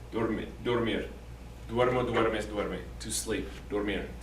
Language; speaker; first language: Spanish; non-native, fluent; English